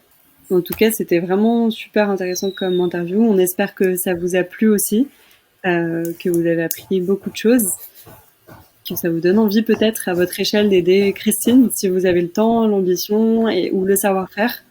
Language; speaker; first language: French; native; French